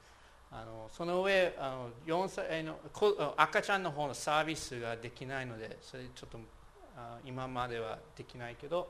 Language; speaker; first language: Japanese; non-native, fluent; English